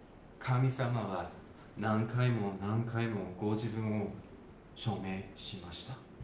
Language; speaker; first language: Japanese; non-native, fluent; English